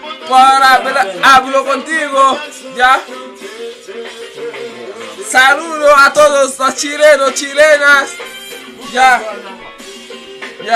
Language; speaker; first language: Spanish; non-native, learner; Haitian Creole